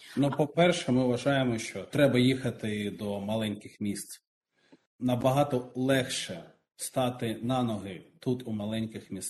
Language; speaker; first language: Ukrainian; non-native, local second language; Russian